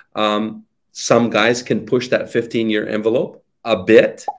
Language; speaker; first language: English; native; English